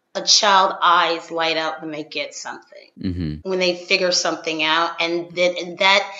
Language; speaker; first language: English; native; English